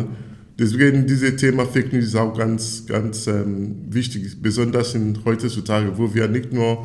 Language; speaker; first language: German; non-native, fluent; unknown